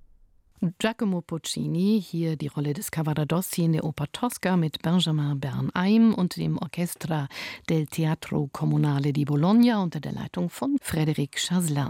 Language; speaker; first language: German; native; German